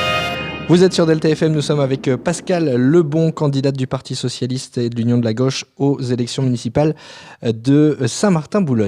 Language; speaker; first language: French; native; French